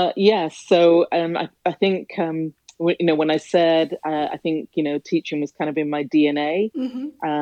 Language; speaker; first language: English; native; English